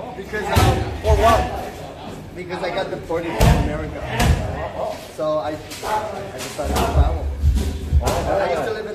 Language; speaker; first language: English; non-native, fluent; Spanish